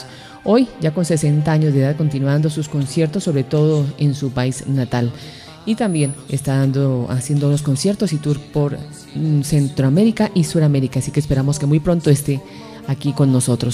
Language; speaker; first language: Spanish; native; Spanish